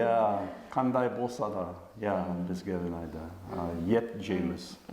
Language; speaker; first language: Kazakh; non-native, fluent; English